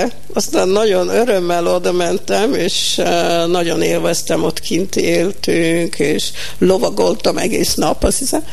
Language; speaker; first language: Hungarian; early bilingual, heritage; Hungarian